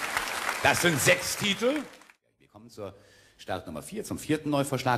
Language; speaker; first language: German; native; German